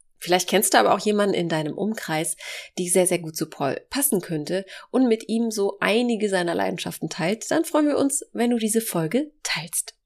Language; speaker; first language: German; early bilingual, other home language; Polish